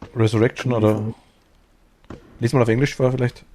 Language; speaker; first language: German; native; German